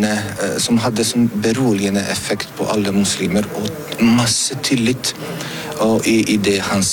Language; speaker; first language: Norwegian; early bilingual, other home language; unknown